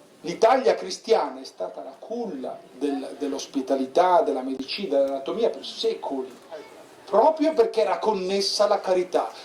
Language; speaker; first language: Italian; native; Italian